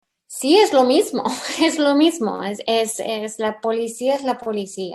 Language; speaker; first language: Spanish; early bilingual, heritage; English